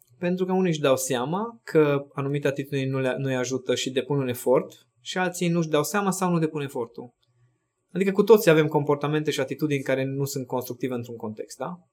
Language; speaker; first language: Romanian; non-native, local second language; Hungarian